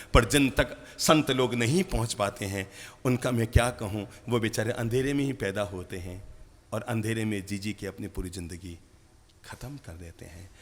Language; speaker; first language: Hindi; native; Hindi